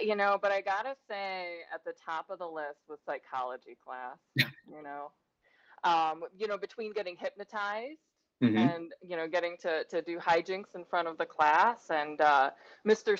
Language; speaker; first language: English; native; English